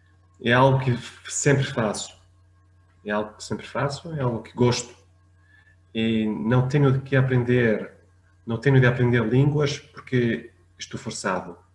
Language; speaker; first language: Portuguese; non-native, fluent; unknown